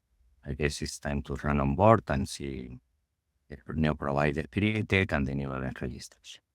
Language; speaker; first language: English; non-native, fluent; Spanish